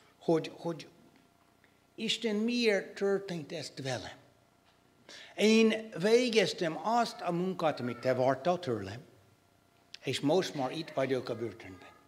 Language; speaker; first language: Hungarian; non-native, fluent; English